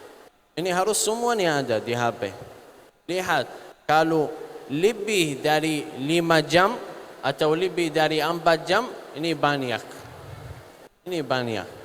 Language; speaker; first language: Indonesian; non-native, learner; Arabic